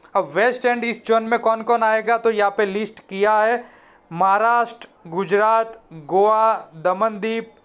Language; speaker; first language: Hindi; non-native, local second language; Gujarati